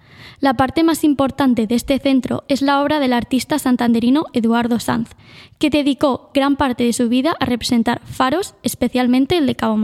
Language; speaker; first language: Spanish; native; Spanish